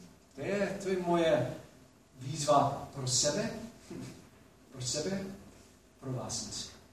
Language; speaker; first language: Czech; non-native, fluent; English